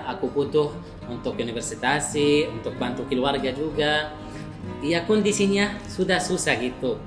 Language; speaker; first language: Indonesian; non-native, fluent; Arabic